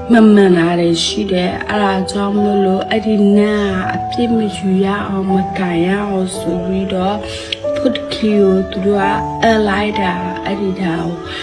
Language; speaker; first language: Burmese; non-native, local second language; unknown